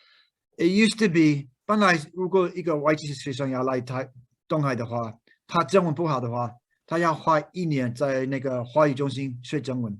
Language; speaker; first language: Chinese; non-native, fluent; English